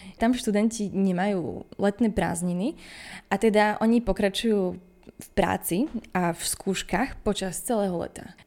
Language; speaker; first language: Slovak; native; Slovak